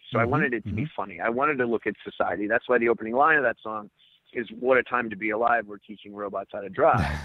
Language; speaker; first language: English; native; English